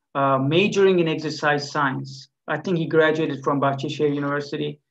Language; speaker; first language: English; non-native, fluent; Turkish